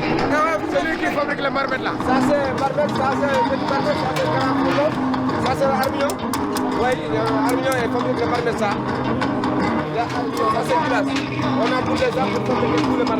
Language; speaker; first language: French; non-native, learner; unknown